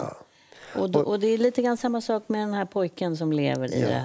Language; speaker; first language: Swedish; native; Swedish